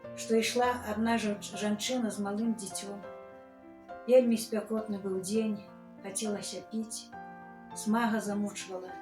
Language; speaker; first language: Belarusian; native; Belarusian